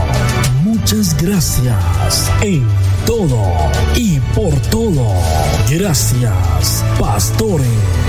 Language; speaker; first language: Spanish; native; Spanish